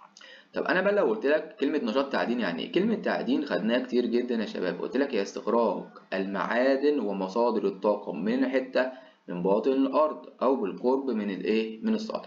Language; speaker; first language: Arabic; native; Arabic